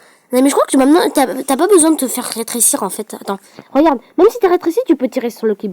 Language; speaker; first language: French; native; French